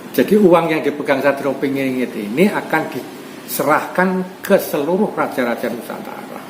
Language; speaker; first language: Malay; non-native, local second language; Javanese